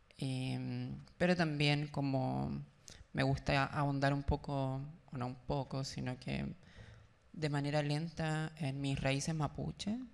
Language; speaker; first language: Spanish; native; Spanish